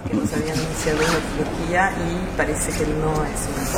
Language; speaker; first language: Spanish; non-native, fluent; French